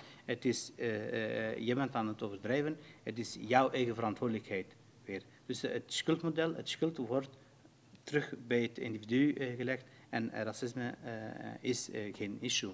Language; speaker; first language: Dutch; non-native, fluent; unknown